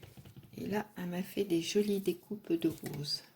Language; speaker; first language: French; native; French